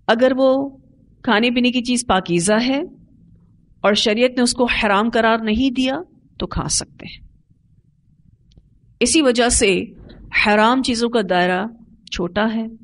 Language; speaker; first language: Urdu; native; Urdu